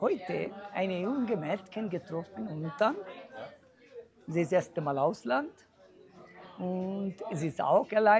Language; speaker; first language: German; non-native, learner; Bangla